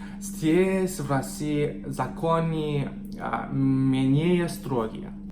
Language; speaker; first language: Russian; non-native, fluent; English